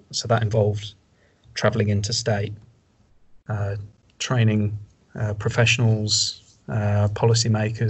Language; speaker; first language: English; native; English